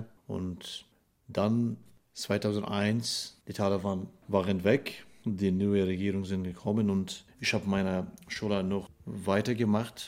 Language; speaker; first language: German; non-native, fluent; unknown